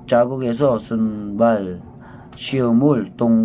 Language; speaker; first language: Korean; non-native, learner; Filipino